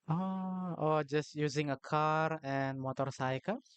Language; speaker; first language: English; non-native, learner; Indonesian